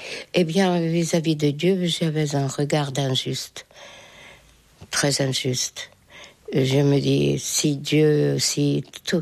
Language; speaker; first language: French; non-native, fluent; Hungarian